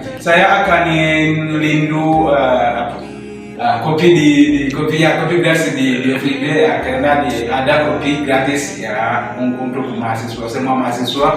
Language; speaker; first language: Indonesian; non-native, learner; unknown